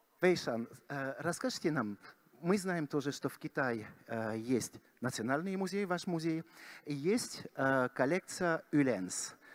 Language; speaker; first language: Russian; non-native, fluent; French